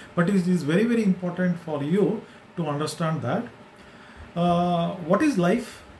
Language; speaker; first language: English; non-native, local second language; Kannada